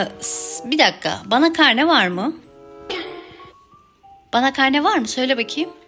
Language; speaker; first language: Turkish; native; Turkish